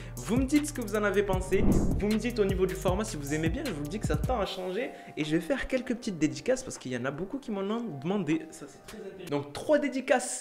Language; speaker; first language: French; native; French